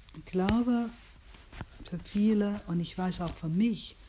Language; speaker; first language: German; non-native, fluent; English